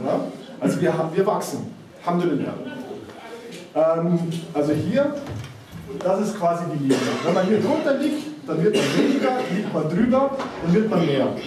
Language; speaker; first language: German; native; German